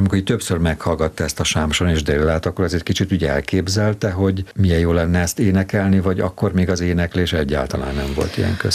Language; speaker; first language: Hungarian; native; Hungarian